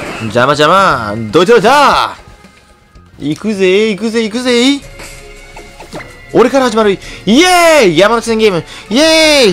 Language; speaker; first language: Japanese; native; Japanese